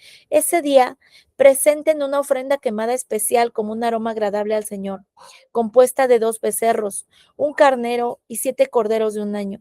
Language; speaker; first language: Spanish; native; Spanish